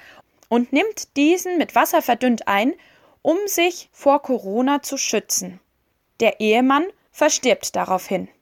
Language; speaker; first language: German; native; German